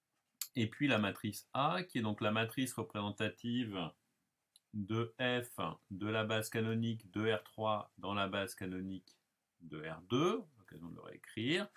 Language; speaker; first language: French; native; French